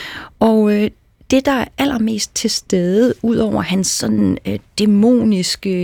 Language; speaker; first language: Danish; native; Danish